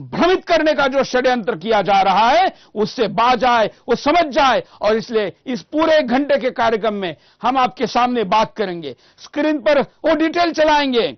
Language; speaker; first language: Hindi; non-native, local second language; Marathi